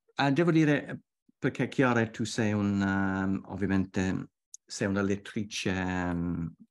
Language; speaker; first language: Italian; non-native, fluent; English